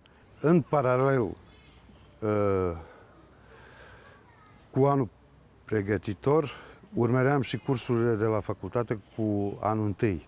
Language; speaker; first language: Romanian; early bilingual, heritage; Serbian